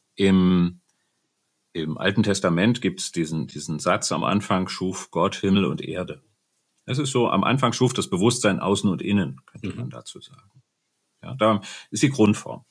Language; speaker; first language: German; native; German